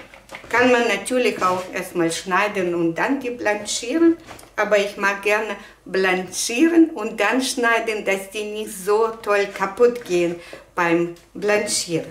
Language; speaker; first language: German; non-native, fluent; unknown